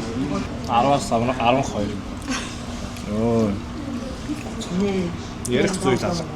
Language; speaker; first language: Mongolian; non-native, fluent; Korean